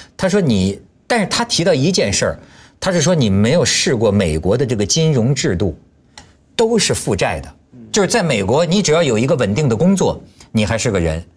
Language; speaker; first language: Chinese; native; Chinese